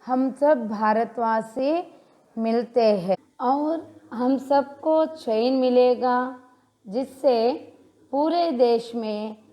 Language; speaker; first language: Hindi; non-native, local second language; Telugu